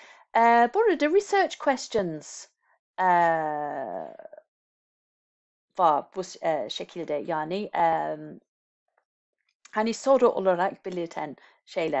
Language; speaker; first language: Turkish; non-native, fluent; English